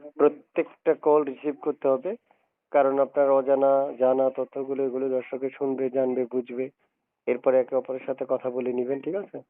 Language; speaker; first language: Bangla; native; Bangla